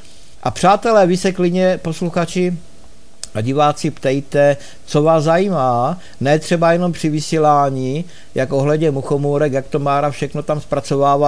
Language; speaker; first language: Czech; native; Czech